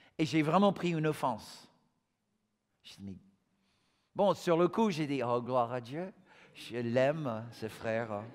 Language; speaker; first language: French; non-native, fluent; English